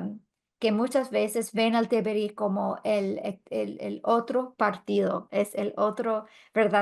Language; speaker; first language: Spanish; non-native, fluent; English